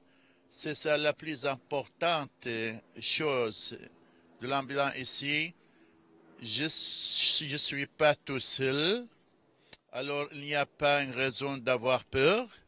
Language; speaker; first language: French; non-native, fluent; English